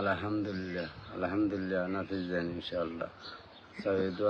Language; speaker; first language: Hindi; non-native, learner; Bangla